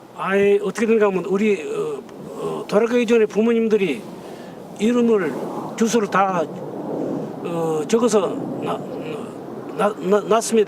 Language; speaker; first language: Korean; non-native, learner; Russian